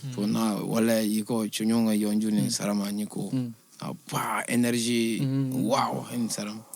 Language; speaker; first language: Korean; non-native, learner; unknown